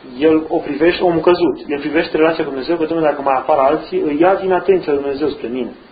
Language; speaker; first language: Romanian; native; Romanian